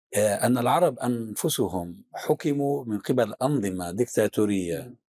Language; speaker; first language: Arabic; native; Arabic